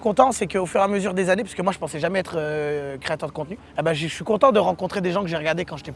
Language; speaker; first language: French; native; French